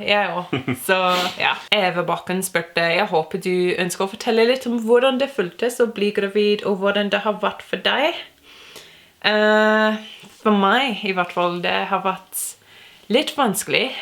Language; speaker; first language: Norwegian; non-native, learner; English